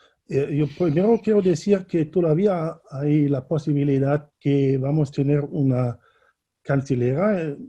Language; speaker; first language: Spanish; non-native, fluent; German